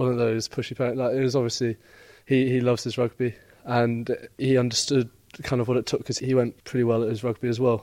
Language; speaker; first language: English; native; English